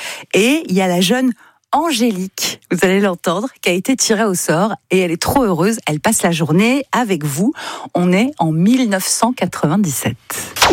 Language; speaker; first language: French; native; French